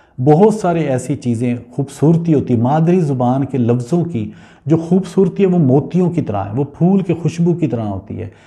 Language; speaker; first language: Urdu; non-native, local second language; Punjabi